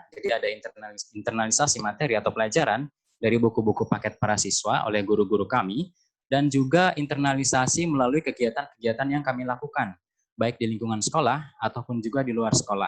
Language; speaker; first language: Indonesian; native; Indonesian